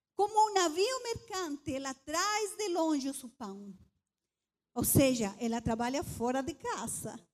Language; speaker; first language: Portuguese; non-native, fluent; Spanish